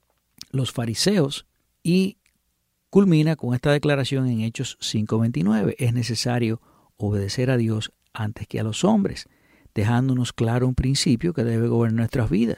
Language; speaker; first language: Spanish; native; Spanish